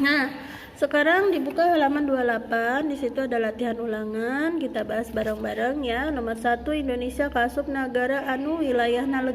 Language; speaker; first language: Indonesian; non-native, local second language; Sundanese